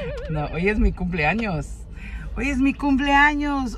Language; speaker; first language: Spanish; early bilingual, heritage; Spanish